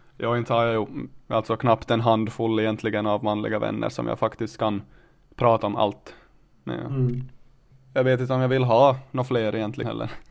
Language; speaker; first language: Swedish; native; Swedish